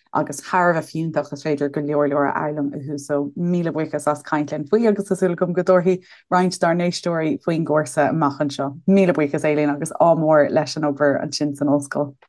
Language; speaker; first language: Irish; native; Irish